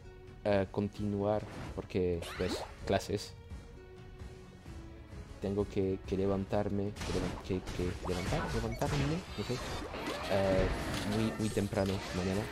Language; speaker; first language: Spanish; non-native, learner; French